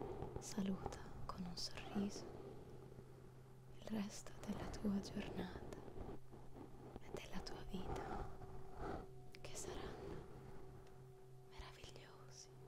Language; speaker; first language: Italian; native; Italian